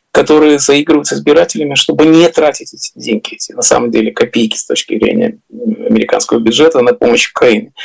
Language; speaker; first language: Russian; native; Russian